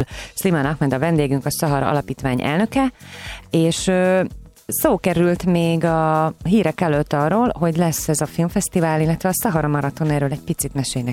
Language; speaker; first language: Hungarian; native; Hungarian